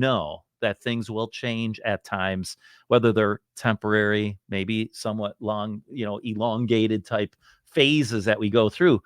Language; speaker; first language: English; native; English